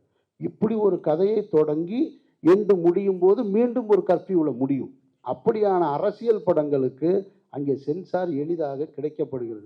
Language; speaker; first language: Tamil; native; Tamil